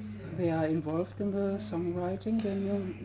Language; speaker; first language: English; non-native, learner; German